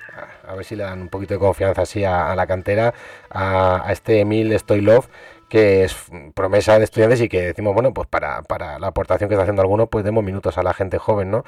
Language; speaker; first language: Spanish; native; Spanish